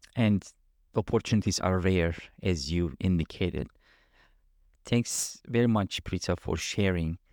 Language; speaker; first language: English; non-native, fluent; Turkish